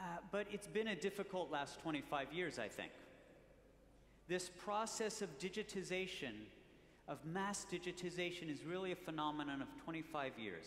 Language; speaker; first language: English; native; English